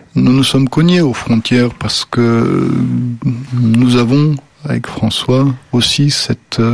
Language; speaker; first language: French; early bilingual, other home language; Slovenian